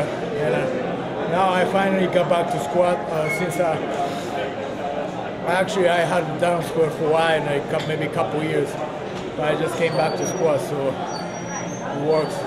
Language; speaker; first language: English; non-native, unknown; Japanese